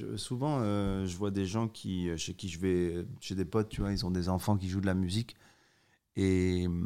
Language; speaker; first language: French; native; French